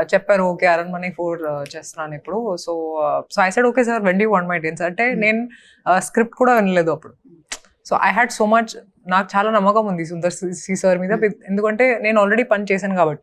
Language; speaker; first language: Telugu; non-native, local second language; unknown